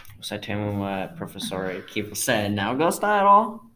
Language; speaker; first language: Portuguese; non-native, learner; English